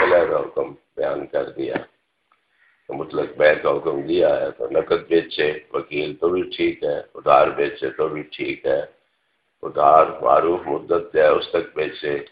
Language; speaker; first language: Urdu; non-native, local second language; Punjabi